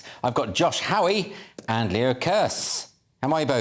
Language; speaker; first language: English; native; English